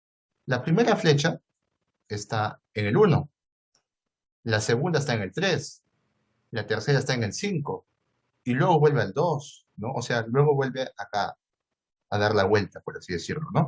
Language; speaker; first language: Spanish; native; Spanish